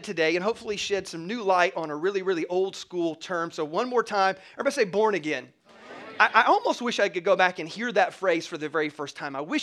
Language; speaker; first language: English; native; English